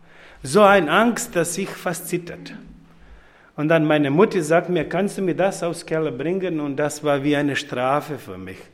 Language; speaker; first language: German; non-native, fluent; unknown